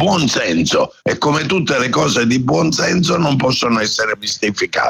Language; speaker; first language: Italian; native; Italian